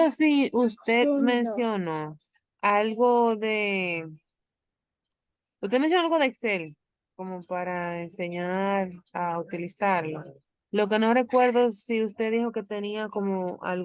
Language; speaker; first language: Spanish; native; Spanish